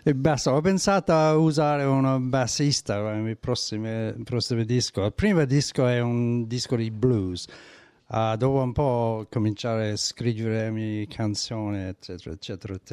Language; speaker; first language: Italian; non-native, learner; English